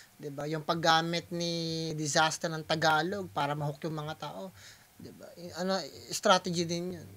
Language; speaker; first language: Filipino; non-native, local second language; Waray